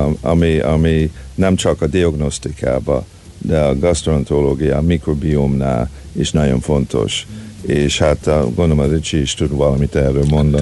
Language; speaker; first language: Hungarian; early bilingual, heritage; Hungarian